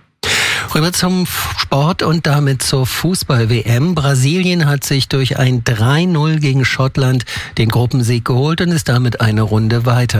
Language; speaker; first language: German; native; German